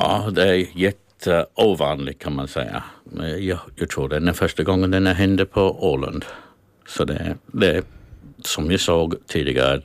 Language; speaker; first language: Swedish; non-native, learner; English